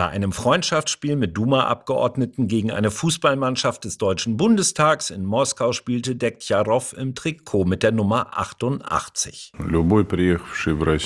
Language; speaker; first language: German; native; German